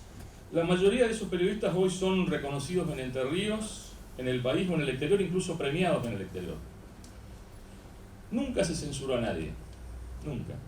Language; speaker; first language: Spanish; native; Spanish